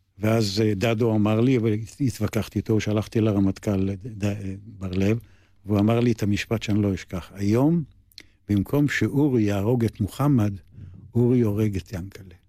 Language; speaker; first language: Hebrew; native; Hebrew